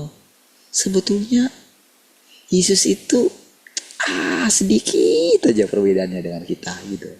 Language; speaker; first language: Indonesian; native; Indonesian